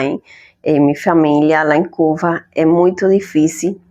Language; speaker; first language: Portuguese; non-native, fluent; Spanish